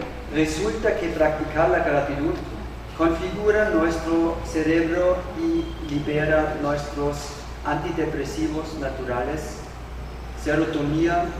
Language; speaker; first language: Spanish; non-native, learner; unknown